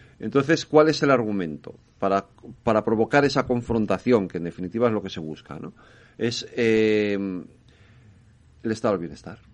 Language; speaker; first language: Spanish; native; Spanish